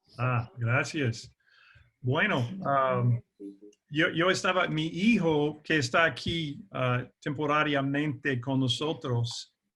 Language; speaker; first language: Spanish; non-native, fluent; English